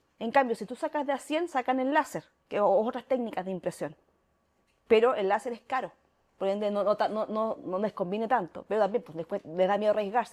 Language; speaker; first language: Spanish; native; Spanish